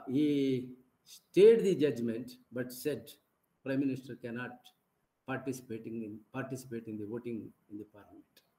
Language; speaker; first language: English; non-native, local second language; Kannada